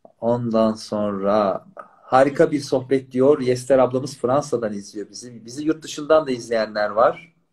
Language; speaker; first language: Turkish; native; Turkish